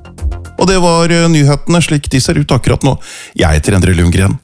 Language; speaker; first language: Norwegian; native; Norwegian